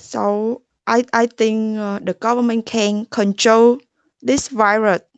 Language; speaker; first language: English; non-native, learner; Vietnamese